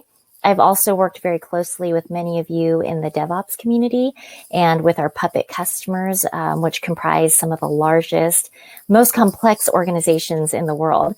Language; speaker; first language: English; native; English